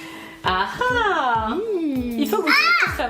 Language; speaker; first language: French; native; French